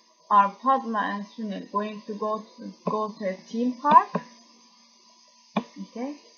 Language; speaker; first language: English; non-native, fluent; Turkish